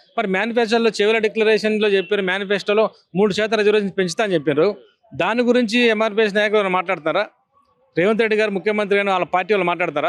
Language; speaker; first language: Telugu; native; Telugu